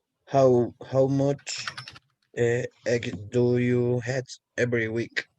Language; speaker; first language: English; non-native, learner; Spanish